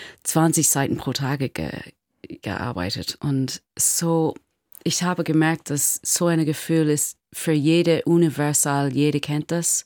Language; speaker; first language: German; non-native, learner; English